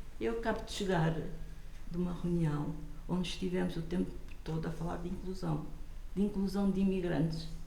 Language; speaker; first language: Portuguese; non-native, local second language; Kabuverdianu